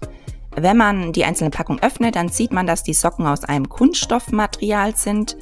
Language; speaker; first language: German; native; German